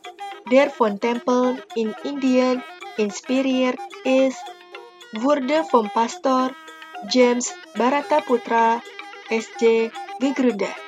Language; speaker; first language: German; non-native, fluent; Indonesian